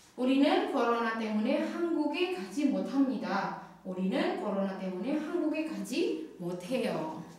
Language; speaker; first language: Korean; non-native, fluent; Indonesian